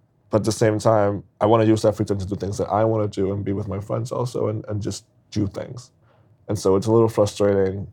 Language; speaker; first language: English; non-native, fluent; Spanish